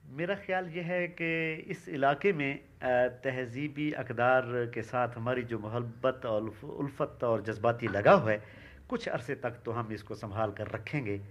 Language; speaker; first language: Urdu; non-native, local second language; Saraiki